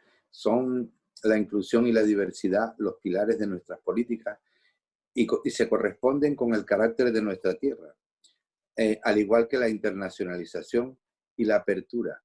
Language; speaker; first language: Spanish; native; Spanish